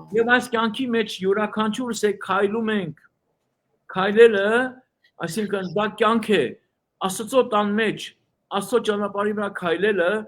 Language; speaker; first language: Armenian; early bilingual, heritage; Armenian